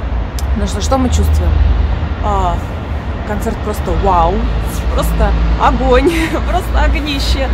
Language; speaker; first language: Russian; native; Russian